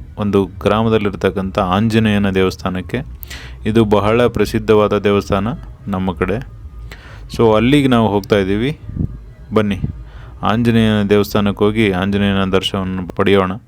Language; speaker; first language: Kannada; native; Kannada